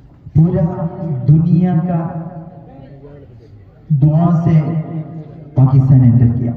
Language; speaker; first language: Hindi; non-native, local second language; Malayalam